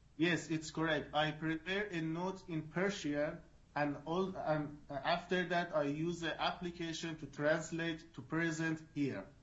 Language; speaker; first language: English; non-native, learner; Persian